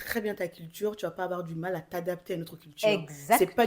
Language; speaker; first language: French; non-native, local second language; Bambara